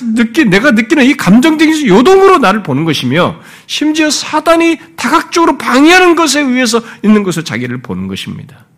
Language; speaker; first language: Korean; native; Korean